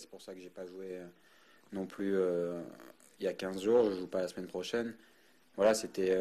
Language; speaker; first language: French; native; French